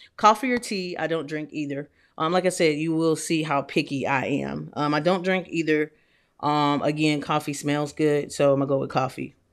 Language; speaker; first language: English; native; English